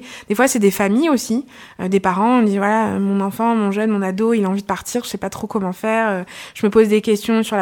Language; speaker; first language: French; native; French